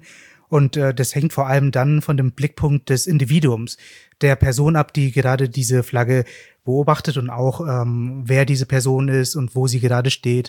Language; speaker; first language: German; native; German